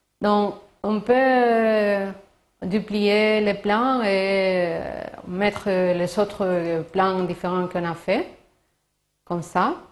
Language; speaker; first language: French; non-native, learner; Spanish